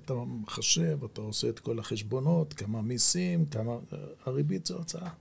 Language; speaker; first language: Hebrew; native; Hebrew